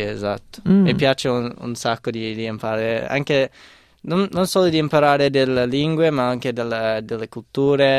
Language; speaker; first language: Italian; non-native, fluent; English